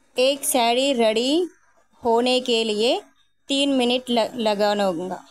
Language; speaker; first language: Hindi; non-native, local second language; Telugu